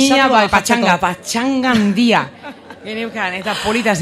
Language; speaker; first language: Basque; non-native, local second language; Spanish